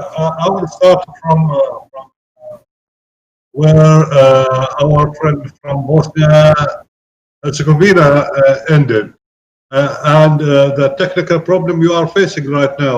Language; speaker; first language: English; non-native, fluent; Arabic